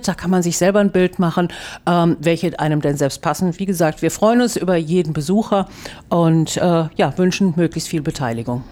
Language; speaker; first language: German; native; German